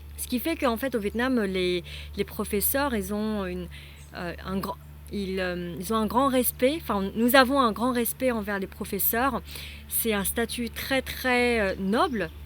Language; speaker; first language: French; non-native, fluent; Vietnamese